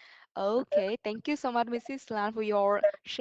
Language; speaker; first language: English; non-native, fluent; Vietnamese